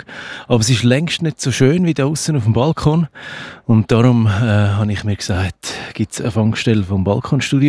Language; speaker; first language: German; native; German